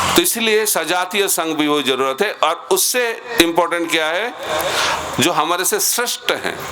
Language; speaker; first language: Hindi; non-native, local second language; Bangla